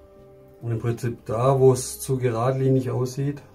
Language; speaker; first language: German; native; German